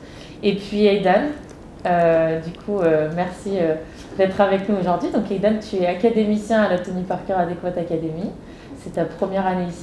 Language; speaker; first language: French; native; French